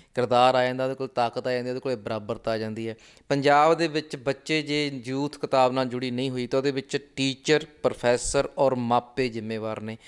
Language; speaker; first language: Punjabi; native; Punjabi